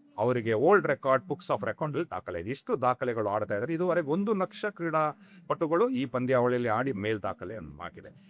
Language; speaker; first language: Kannada; non-native, local second language; Kodava